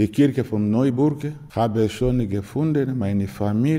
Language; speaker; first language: German; non-native, learner; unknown